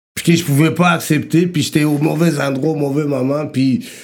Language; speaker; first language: French; early bilingual, other home language; Rundi